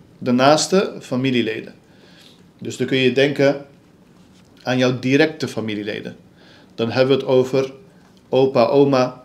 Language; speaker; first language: Dutch; early bilingual, other home language; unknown